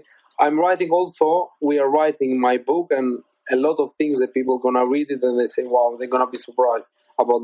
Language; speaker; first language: English; non-native, fluent; Albanian